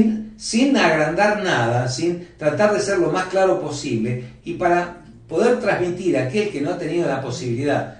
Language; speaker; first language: Spanish; native; Spanish